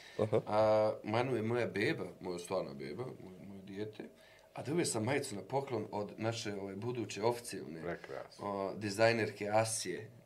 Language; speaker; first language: Bosnian; native; Bosnian